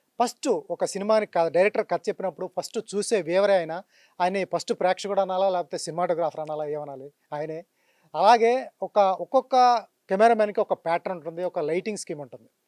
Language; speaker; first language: Telugu; native; Telugu